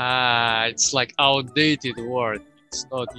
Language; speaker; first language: English; non-native, fluent; Russian